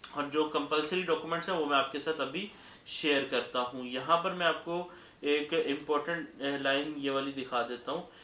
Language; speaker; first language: Urdu; non-native, local second language; Punjabi